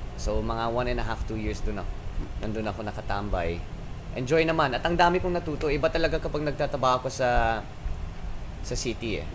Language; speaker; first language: Filipino; native; Filipino